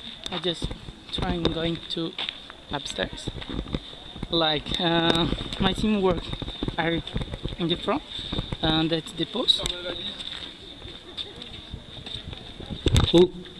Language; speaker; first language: English; non-native, learner; Portuguese